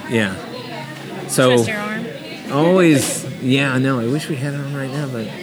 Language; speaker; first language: English; native; English